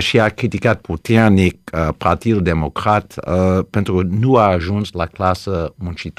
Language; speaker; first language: Romanian; early bilingual, heritage; Romanian